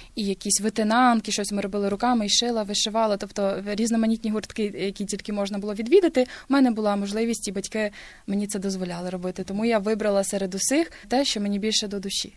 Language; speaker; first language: Ukrainian; native; Ukrainian